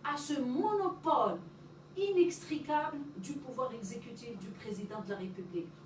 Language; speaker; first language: French; non-native, local second language; Arabic